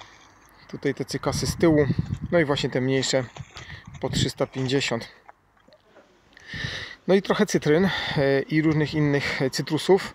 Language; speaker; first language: Polish; native; Polish